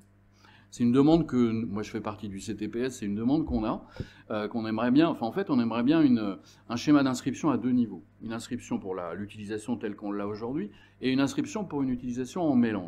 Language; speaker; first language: French; native; French